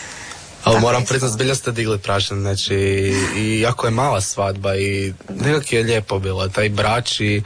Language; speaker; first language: Serbian; native; Serbian